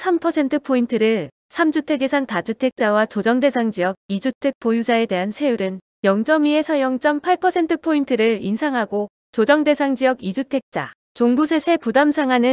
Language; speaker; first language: Korean; native; Korean